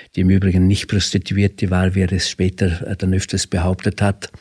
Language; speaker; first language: German; native; German